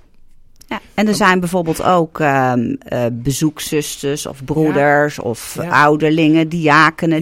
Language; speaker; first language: Dutch; native; Dutch